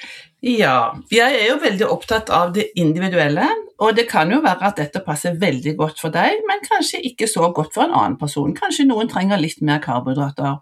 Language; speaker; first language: Norwegian; native; Norwegian